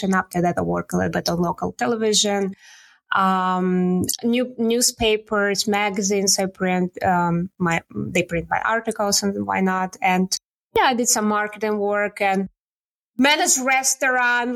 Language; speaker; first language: English; non-native, learner; Russian